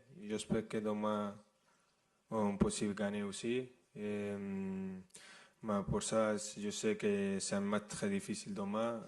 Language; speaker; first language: French; non-native, fluent; Spanish